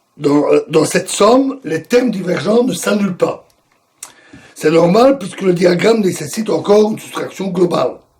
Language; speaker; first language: French; native; French